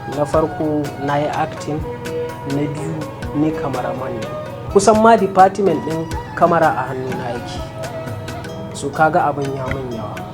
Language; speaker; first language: Hausa; non-native, local second language; Fula